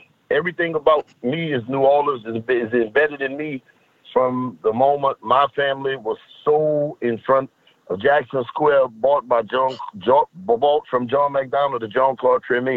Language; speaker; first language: English; native; English